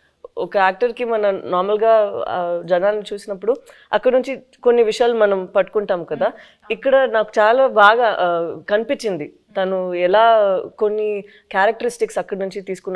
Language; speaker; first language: Telugu; non-native, fluent; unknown